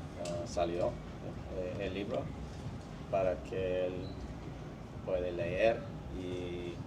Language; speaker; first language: Spanish; non-native, fluent; English